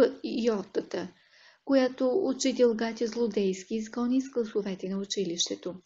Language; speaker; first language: Bulgarian; native; Bulgarian